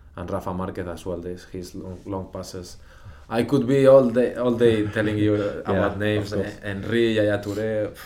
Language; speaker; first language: English; non-native, fluent; Spanish